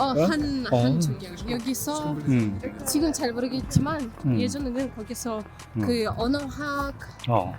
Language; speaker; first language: Korean; non-native, learner; Russian